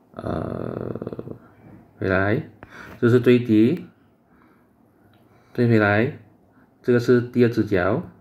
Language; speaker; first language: Chinese; native; Chinese